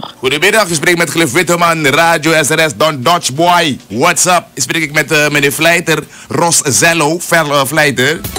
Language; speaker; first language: Dutch; native; Dutch